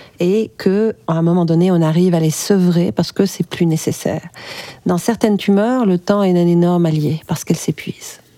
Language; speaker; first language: French; early bilingual, other home language; Arabic